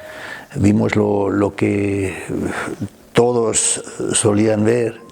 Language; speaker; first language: Spanish; non-native, fluent; German